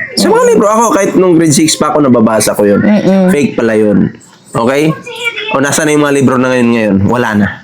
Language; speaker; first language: Filipino; non-native, local second language; Cebuano